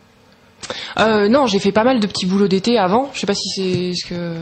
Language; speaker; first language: French; native; French